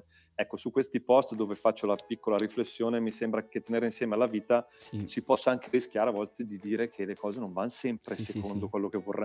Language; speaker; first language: Italian; native; Italian